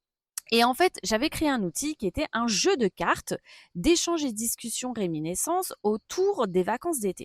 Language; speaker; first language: French; native; French